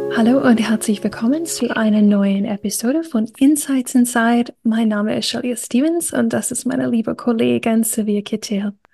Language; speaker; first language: German; non-native, fluent; English